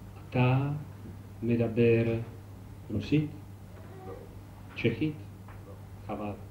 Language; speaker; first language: Hebrew; non-native, learner; Czech